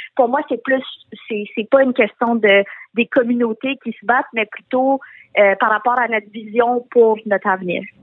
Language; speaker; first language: French; early bilingual, other home language; Tamil